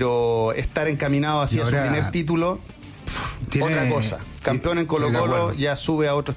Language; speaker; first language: Spanish; native; Spanish